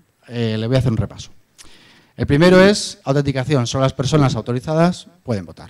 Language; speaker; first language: Spanish; native; Spanish